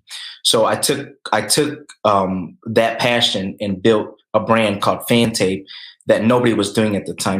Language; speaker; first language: English; native; English